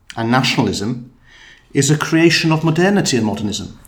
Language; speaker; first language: English; native; English